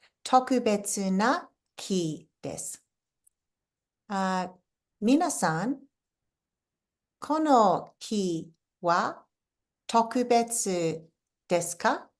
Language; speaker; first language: Japanese; non-native, fluent; English